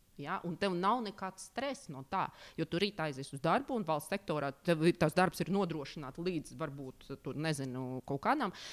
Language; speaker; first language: Latvian; non-native, local second language; Russian